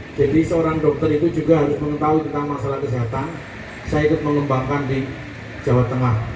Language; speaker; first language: Indonesian; native; Indonesian